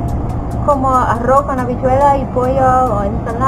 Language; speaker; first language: Spanish; non-native, learner; English